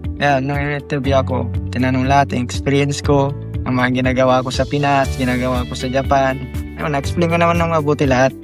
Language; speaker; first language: Filipino; non-native, local second language; Iloko